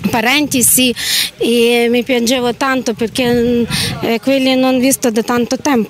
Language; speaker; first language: Italian; non-native, learner; Ukrainian